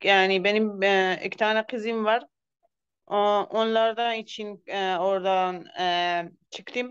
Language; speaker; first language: Turkish; non-native, learner; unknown